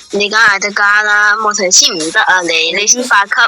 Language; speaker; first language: Chinese; early bilingual, heritage; Cantonese